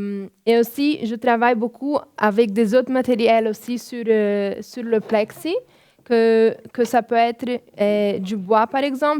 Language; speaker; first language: French; non-native, fluent; Portuguese